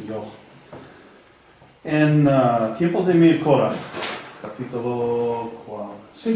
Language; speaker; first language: Spanish; non-native, fluent; English